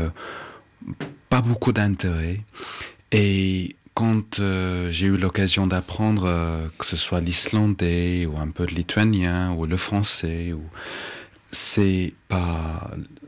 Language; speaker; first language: French; non-native, fluent; English